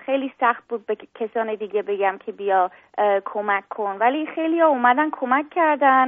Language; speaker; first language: Persian; early bilingual, heritage; Persian